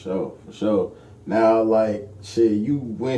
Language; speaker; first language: English; native; English